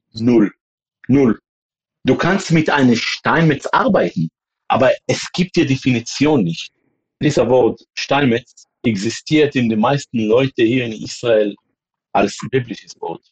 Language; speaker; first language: German; non-native, fluent; Hebrew